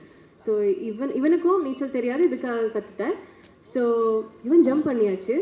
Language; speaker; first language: Tamil; non-native, learner; Malayalam